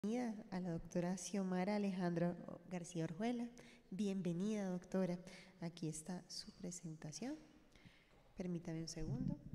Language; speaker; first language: Spanish; native; Spanish